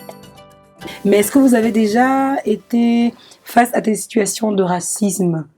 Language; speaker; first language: French; native; French